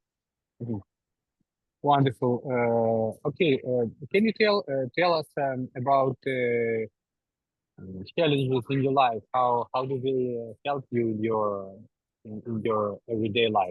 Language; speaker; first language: English; non-native, learner; Ukrainian